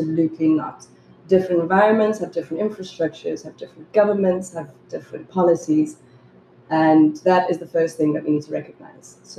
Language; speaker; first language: English; native; English